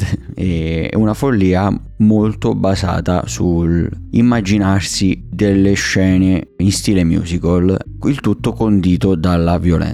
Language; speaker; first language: Italian; native; Italian